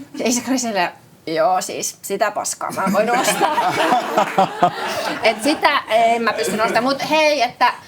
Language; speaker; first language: Finnish; native; Finnish